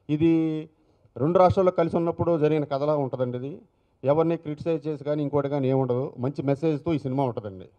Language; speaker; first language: Telugu; native; Telugu